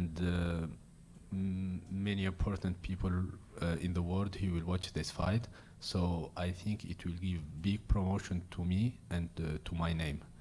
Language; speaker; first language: English; non-native, learner; Arabic